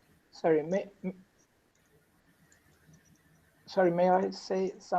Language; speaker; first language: English; non-native, learner; Persian